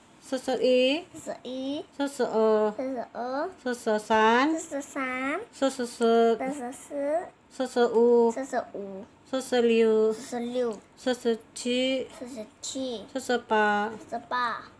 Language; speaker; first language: Chinese; non-native, learner; Malay